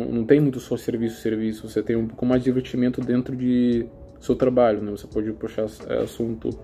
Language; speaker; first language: Portuguese; non-native, learner; Russian